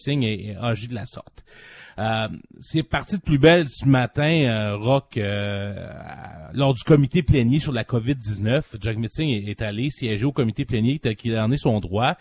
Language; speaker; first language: French; native; French